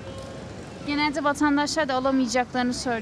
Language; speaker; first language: Turkish; native; Turkish